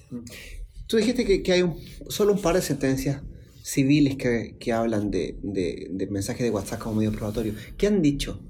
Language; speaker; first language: Spanish; native; Spanish